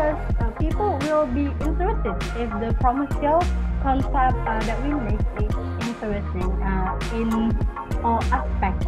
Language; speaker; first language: English; non-native, learner; Indonesian